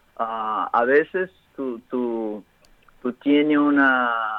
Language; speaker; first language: Spanish; non-native, learner; Portuguese